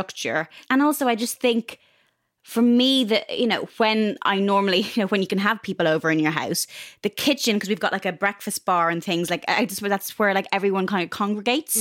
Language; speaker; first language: English; native; English